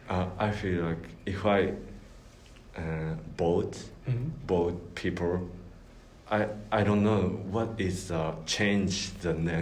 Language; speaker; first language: English; non-native, learner; Japanese